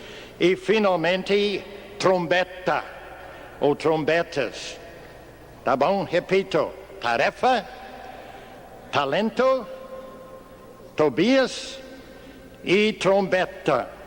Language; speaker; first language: Portuguese; non-native, fluent; English